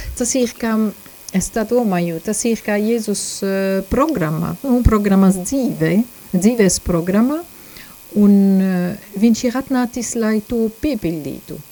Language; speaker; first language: Latvian; non-native, fluent; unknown